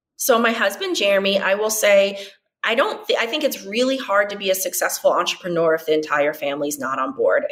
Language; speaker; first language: English; native; English